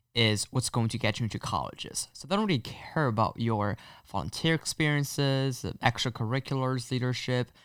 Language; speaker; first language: English; non-native, fluent; Chinese